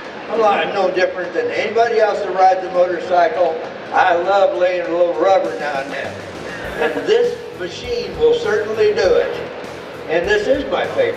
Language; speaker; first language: English; native; English